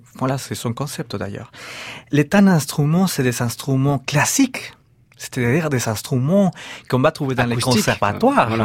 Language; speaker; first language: French; non-native, fluent; Spanish